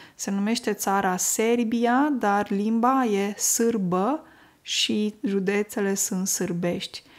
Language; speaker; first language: Romanian; native; Romanian